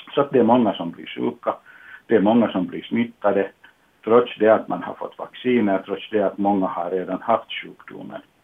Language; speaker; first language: Swedish; non-native, local second language; Finnish